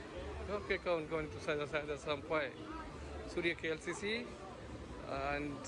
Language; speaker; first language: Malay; non-native, learner; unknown